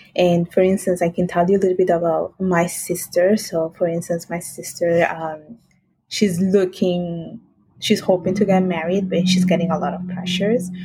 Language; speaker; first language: English; non-native, fluent; Italian